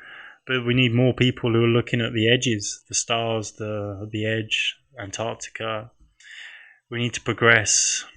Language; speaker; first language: English; native; English